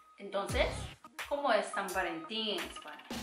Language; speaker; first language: Spanish; non-native, learner; Japanese